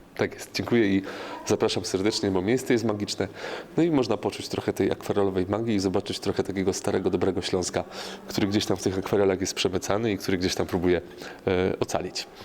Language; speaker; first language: Polish; native; Polish